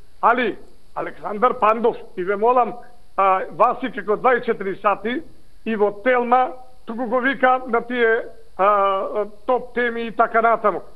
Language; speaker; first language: Macedonian; native; Macedonian